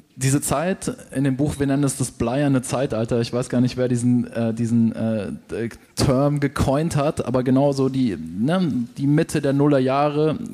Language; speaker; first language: German; native; German